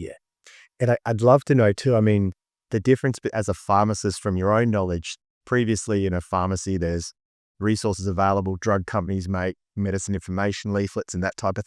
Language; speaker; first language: English; native; English